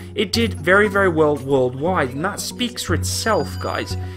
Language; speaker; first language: English; native; English